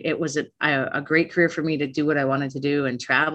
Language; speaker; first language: English; native; English